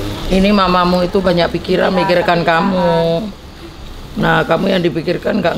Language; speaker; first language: Indonesian; native; Indonesian